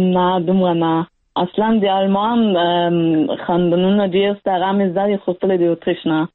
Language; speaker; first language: Pashto; early bilingual, heritage; Pashto